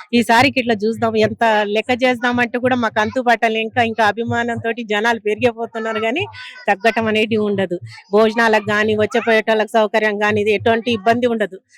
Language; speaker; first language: Telugu; non-native, local second language; Urdu